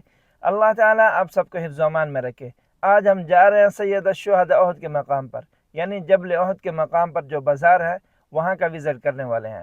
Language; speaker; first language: Hindi; native; Hindi